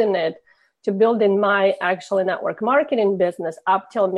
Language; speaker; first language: English; non-native, fluent; Russian